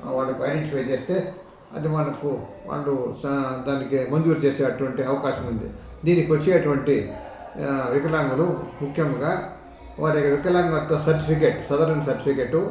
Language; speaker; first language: Telugu; native; Telugu